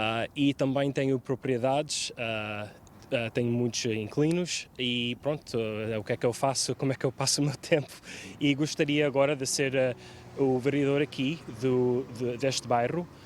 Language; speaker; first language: Portuguese; early bilingual, heritage; Portuguese